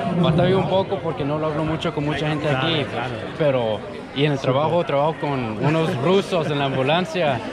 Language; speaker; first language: Spanish; early bilingual, heritage; Spanish